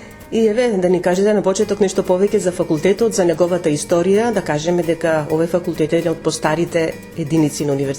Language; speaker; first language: Macedonian; native; Macedonian